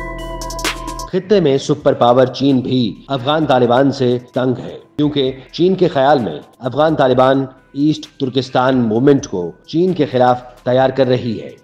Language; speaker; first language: Urdu; native; Urdu